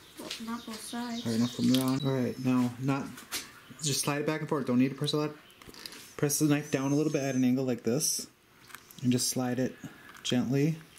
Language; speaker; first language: English; native; English